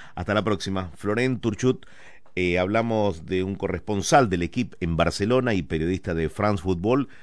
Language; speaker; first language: Spanish; native; Spanish